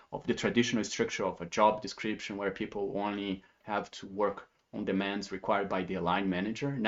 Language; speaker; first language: English; non-native, fluent; Portuguese